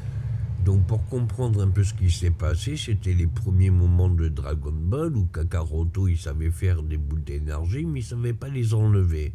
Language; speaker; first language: French; native; French